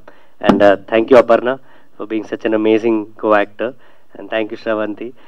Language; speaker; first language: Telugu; non-native, learner; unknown